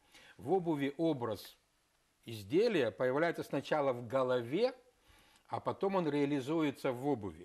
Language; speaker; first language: Russian; native; Russian